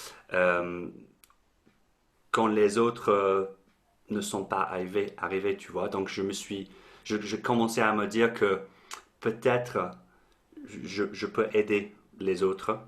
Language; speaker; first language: French; non-native, fluent; English